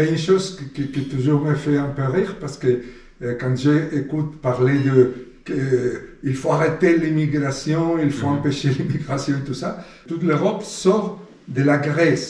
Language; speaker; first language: French; non-native, fluent; Spanish